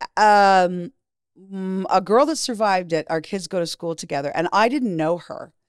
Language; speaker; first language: English; native; English